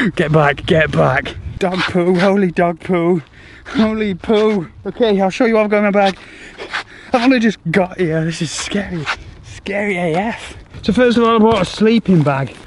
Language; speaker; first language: English; native; English